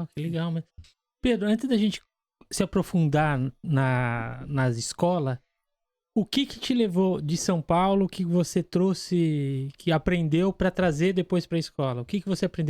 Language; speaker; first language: Portuguese; native; Portuguese